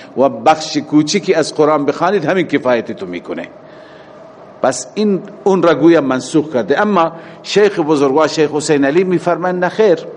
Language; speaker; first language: Persian; native; Persian